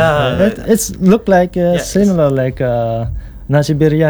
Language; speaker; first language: English; non-native, local second language; Pashto